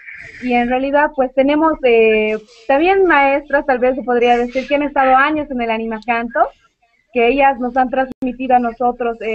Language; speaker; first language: Spanish; native; Spanish